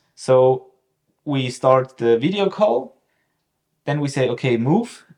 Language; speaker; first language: English; non-native, fluent; German